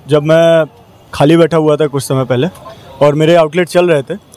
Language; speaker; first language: Hindi; native; Hindi